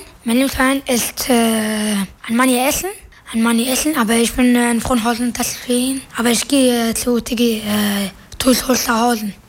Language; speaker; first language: German; non-native, local second language; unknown